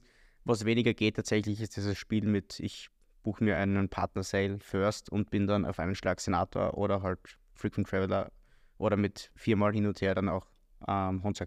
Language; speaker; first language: German; native; German